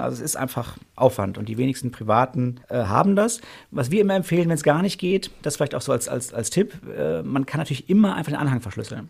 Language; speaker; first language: German; native; German